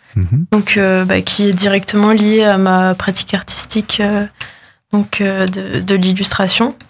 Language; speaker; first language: French; native; French